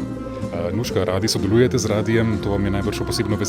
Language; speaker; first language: Slovenian; native; Slovenian